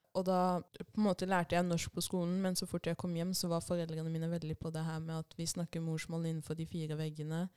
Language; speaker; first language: Norwegian; early bilingual, other home language; Swahili